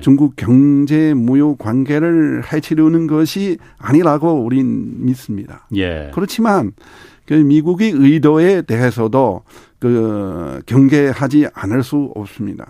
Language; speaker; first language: Korean; non-native, fluent; Chinese